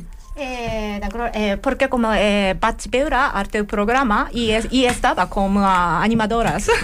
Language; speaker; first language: Catalan; non-native, learner; Japanese